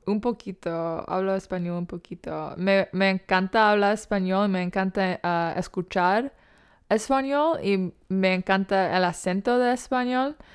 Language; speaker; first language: Spanish; non-native, learner; English